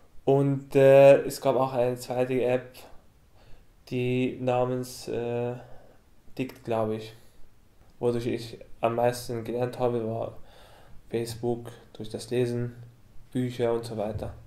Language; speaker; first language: German; non-native, fluent; Arabic